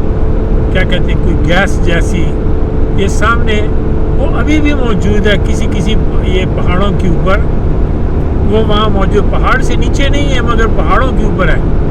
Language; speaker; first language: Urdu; non-native, local second language; Punjabi